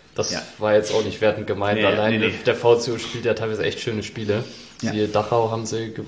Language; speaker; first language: German; native; German